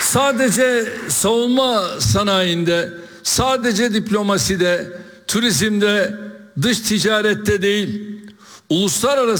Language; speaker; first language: Turkish; native; Turkish